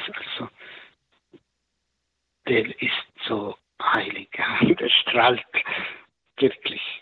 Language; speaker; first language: German; non-native, learner; Arabic